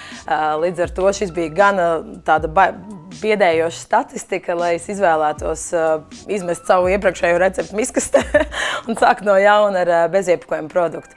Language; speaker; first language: Latvian; native; Latvian